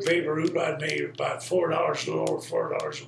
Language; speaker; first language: English; native; English